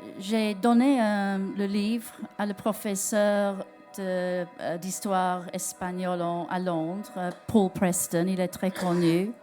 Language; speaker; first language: French; non-native, learner; English